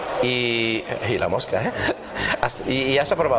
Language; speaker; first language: Spanish; native; Spanish